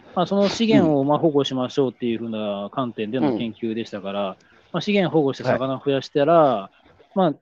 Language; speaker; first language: Japanese; native; Japanese